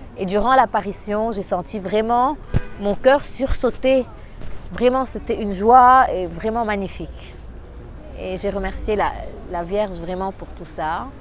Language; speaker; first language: French; non-native, local second language; Arabic